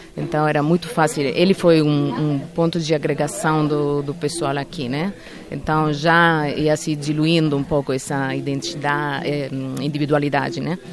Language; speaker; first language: Portuguese; non-native, fluent; Italian